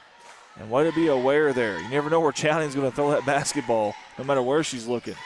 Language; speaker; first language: English; native; English